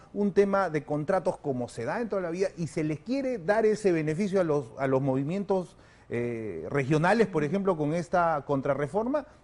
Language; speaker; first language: Spanish; native; Spanish